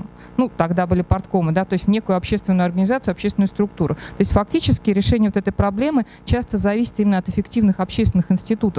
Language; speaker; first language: Russian; native; Russian